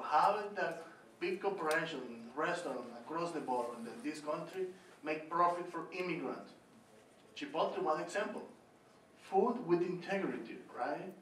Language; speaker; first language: English; non-native, learner; Spanish